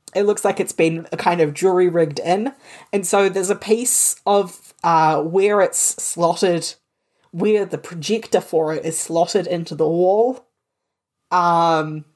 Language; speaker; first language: English; native; English